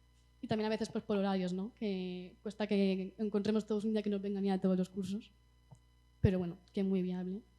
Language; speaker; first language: Spanish; native; Spanish